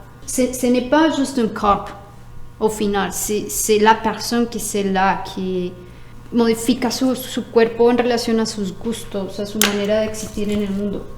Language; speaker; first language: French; non-native, learner; Spanish